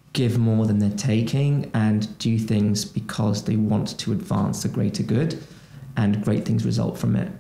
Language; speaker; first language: English; non-native, fluent; Portuguese